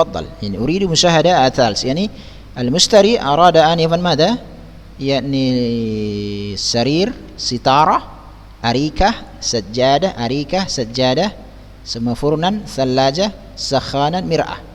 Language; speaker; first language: Arabic; non-native, fluent; Indonesian